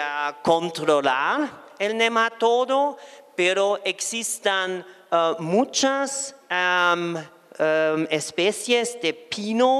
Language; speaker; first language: Spanish; non-native, fluent; German